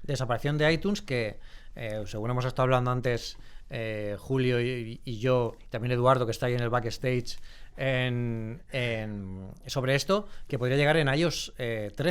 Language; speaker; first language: Spanish; native; Spanish